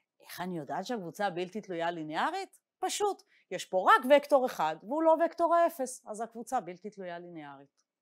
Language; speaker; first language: Hebrew; native; Hebrew